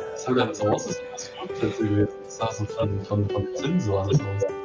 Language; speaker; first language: German; native; German